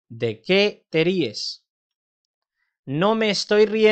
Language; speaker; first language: Spanish; non-native, fluent; Urdu